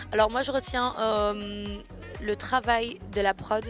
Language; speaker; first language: French; native; French